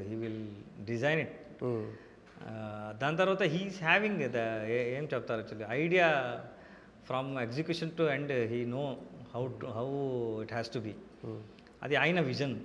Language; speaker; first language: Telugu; non-native, learner; Kannada